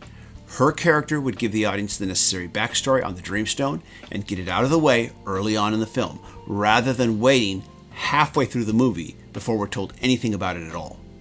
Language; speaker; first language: English; native; English